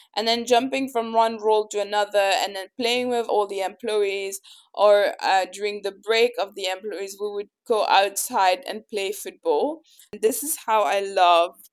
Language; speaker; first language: English; early bilingual, other home language; French